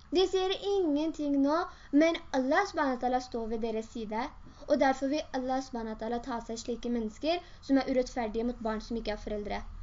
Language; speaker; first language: Norwegian; early bilingual, other home language; Urdu